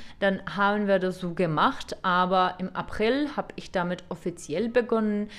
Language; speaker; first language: German; non-native, fluent; Czech